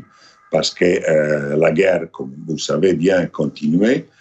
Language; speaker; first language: French; non-native, fluent; Italian